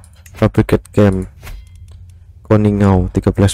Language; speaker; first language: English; non-native, learner; Indonesian